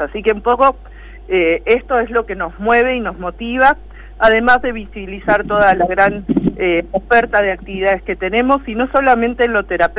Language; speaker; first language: Spanish; native; Spanish